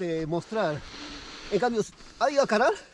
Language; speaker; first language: Spanish; native; Spanish